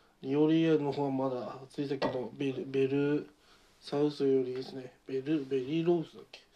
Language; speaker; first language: Japanese; native; Japanese